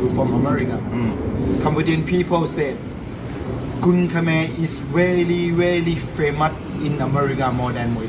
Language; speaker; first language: English; non-native, learner; Thai